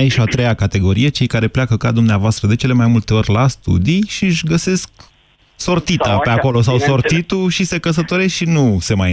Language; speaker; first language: Romanian; native; Romanian